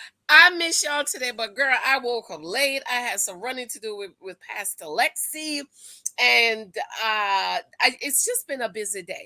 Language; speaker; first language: English; native; English